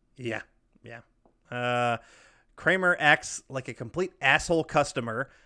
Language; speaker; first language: English; native; English